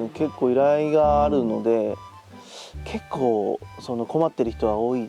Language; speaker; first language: Japanese; native; Japanese